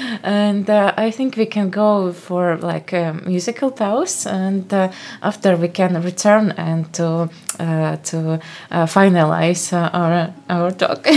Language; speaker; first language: English; non-native, fluent; Latvian